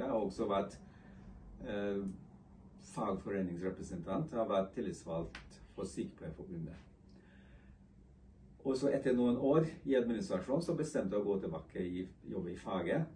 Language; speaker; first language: Norwegian; non-native, fluent; English